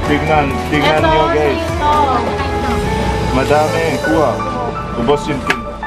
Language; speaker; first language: Filipino; non-native, learner; Arabic